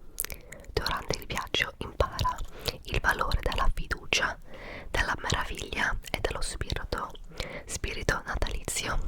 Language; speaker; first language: Italian; early bilingual, heritage; English